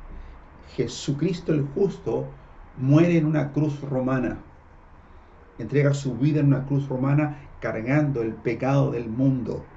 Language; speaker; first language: Spanish; native; Spanish